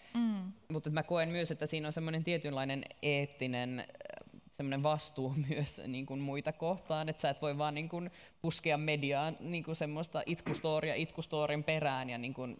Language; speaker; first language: Finnish; native; Finnish